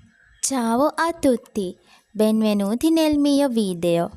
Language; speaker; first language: Italian; non-native, fluent; Sinhala